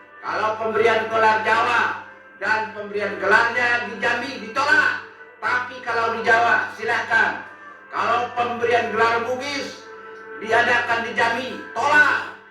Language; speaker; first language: Indonesian; native; Indonesian